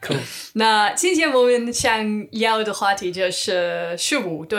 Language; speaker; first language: Chinese; non-native, learner; English